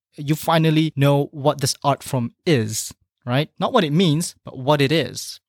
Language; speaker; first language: English; non-native, local second language; Chinese